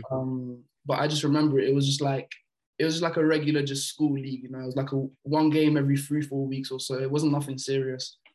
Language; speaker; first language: English; early bilingual, other home language; French